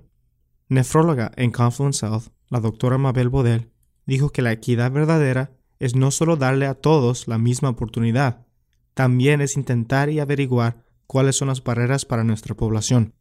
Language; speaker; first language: Spanish; native; Spanish